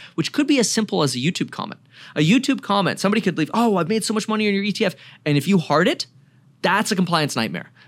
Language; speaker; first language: English; native; English